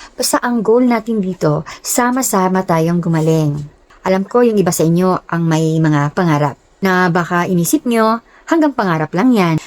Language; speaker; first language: Filipino; non-native, local second language; Cebuano